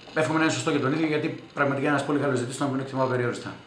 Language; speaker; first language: Greek; native; Greek